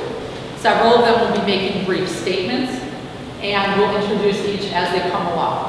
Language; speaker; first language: English; native; English